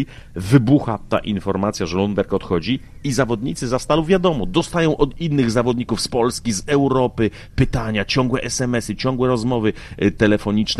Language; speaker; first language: Polish; native; Polish